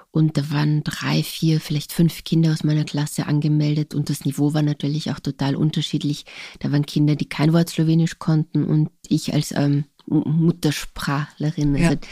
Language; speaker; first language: German; non-native, local second language; Slovenian